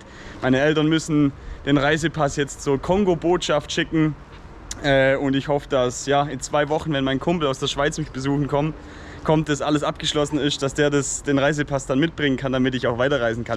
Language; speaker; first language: German; native; German